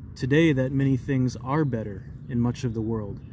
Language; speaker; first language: English; native; English